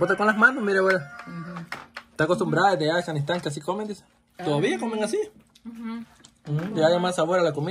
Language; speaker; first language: Spanish; native; Spanish